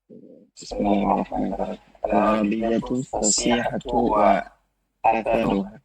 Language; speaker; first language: Arabic; non-native, learner; Bangla